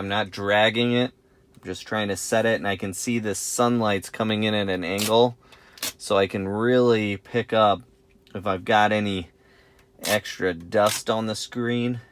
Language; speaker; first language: English; native; English